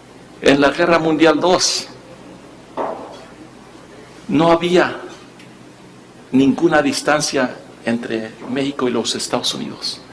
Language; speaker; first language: Spanish; early bilingual, heritage; Spanish